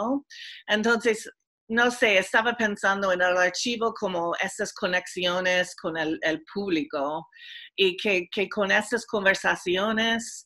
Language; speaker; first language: Spanish; non-native, fluent; English